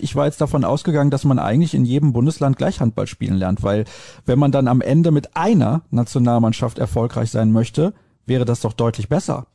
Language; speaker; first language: German; native; German